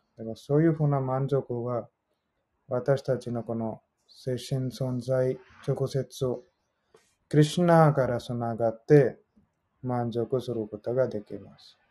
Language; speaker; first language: Japanese; non-native, learner; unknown